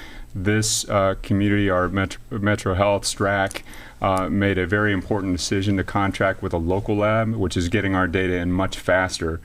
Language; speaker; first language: English; native; English